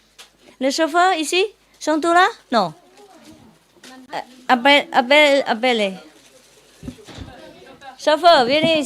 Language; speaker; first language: French; non-native, learner; Vietnamese